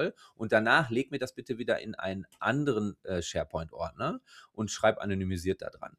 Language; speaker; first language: German; native; German